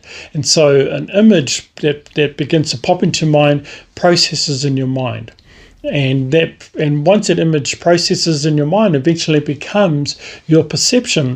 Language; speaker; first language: English; native; English